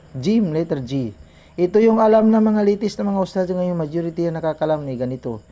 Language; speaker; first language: Filipino; non-native, local second language; Maranao